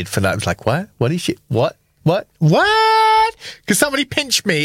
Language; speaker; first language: English; native; English